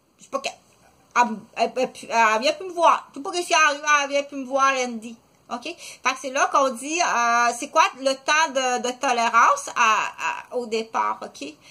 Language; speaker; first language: French; native; French